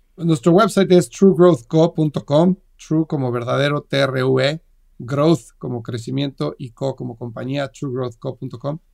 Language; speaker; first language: Spanish; native; Spanish